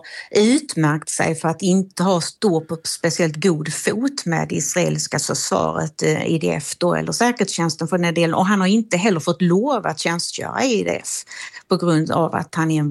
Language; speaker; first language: Swedish; native; Swedish